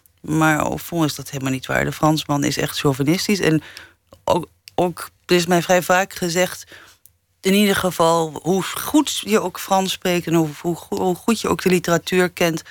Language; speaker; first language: Dutch; early bilingual, other home language; English